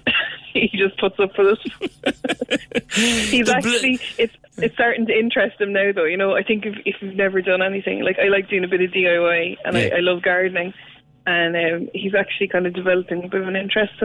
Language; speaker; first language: English; native; English